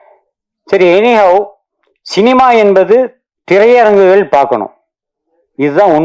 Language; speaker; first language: Tamil; native; Tamil